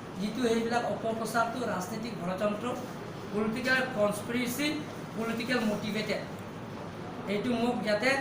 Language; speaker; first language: Assamese; non-native, local second language; Karbi